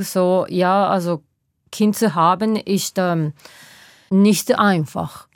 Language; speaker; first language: German; non-native, fluent; Japanese